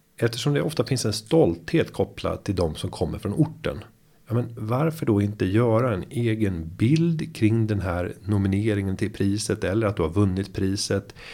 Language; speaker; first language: Swedish; native; Swedish